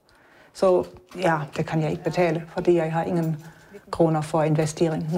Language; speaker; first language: Danish; non-native, learner; German